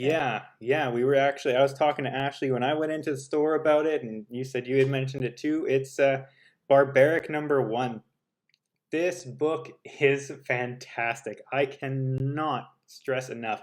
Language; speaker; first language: English; native; English